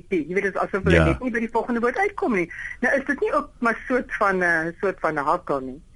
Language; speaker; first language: Afrikaans; non-native, local second language; English